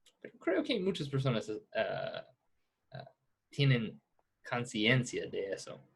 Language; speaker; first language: Spanish; non-native, fluent; English